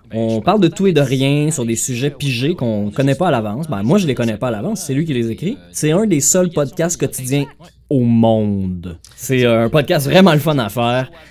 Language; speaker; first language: French; native; French